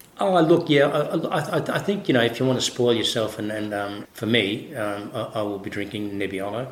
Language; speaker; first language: English; early bilingual, other home language; Italian